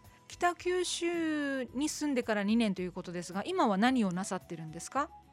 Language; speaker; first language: Japanese; native; Japanese